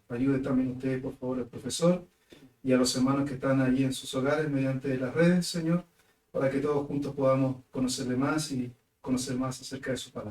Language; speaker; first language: Spanish; native; Spanish